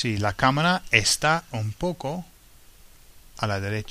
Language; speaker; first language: Spanish; non-native, fluent; English